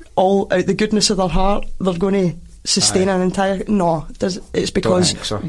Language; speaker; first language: English; native; English